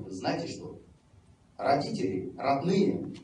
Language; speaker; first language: Russian; non-native, fluent; Chinese